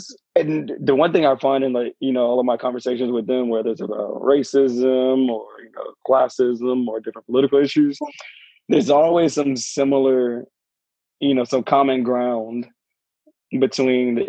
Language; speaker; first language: English; native; English